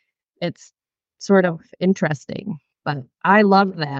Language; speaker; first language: English; native; English